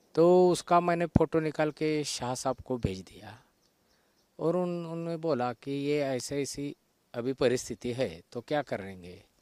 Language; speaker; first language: Hindi; non-native, local second language; Marathi